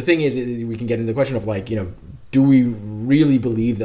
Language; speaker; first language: English; native; English